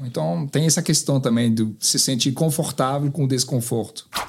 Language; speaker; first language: Portuguese; non-native, fluent; French